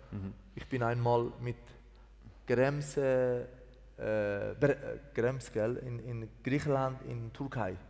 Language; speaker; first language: German; non-native, learner; Persian